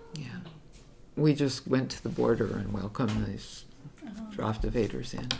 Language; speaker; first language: English; native; English